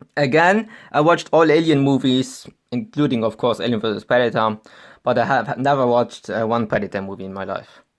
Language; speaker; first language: English; non-native, fluent; German